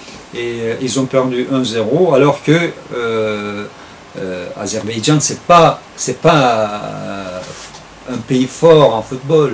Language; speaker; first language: French; non-native, fluent; Turkish